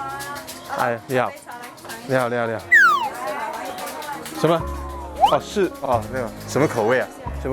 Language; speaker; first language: Chinese; non-native, local second language; Cantonese